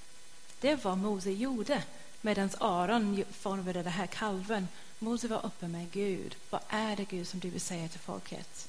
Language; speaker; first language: Swedish; non-native, fluent; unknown